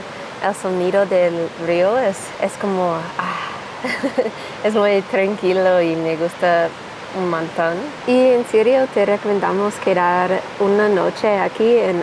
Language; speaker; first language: Spanish; non-native, fluent; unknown